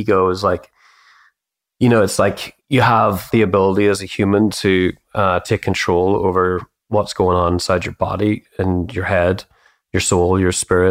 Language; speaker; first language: English; native; English